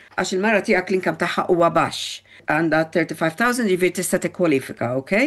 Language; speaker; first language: Maltese; early bilingual, heritage; Maltese